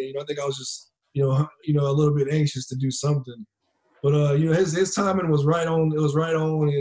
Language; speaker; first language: English; native; English